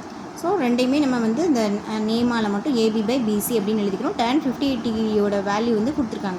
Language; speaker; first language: Tamil; native; Tamil